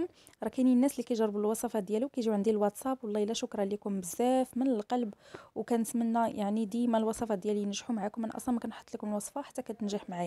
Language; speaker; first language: Arabic; native; Arabic